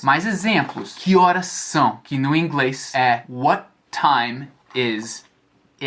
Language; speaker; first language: Portuguese; non-native, fluent; English